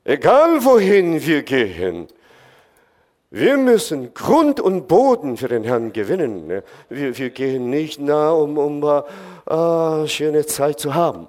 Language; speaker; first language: German; non-native, fluent; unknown